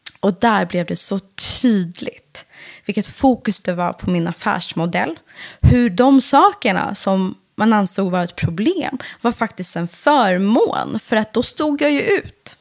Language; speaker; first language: Swedish; early bilingual, other home language; Persian